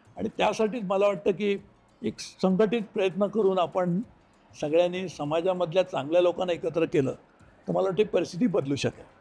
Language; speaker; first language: Marathi; native; Marathi